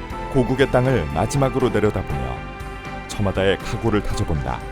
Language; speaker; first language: Korean; native; Korean